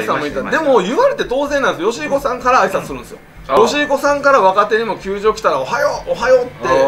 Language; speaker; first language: Japanese; native; Japanese